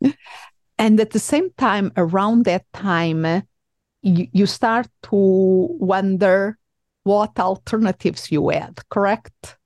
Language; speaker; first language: English; non-native, fluent; Portuguese